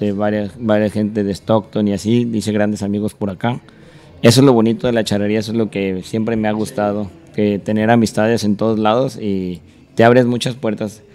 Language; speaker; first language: Spanish; native; Spanish